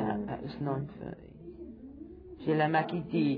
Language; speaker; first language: French; non-native, learner; English